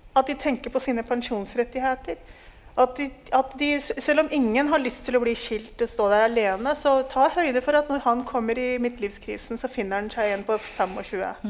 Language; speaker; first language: Norwegian; early bilingual, other home language; Urdu